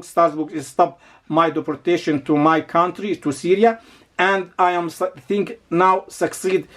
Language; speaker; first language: English; non-native, learner; Arabic